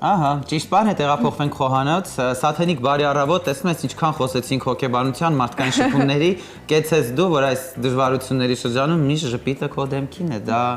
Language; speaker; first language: Armenian; native; Armenian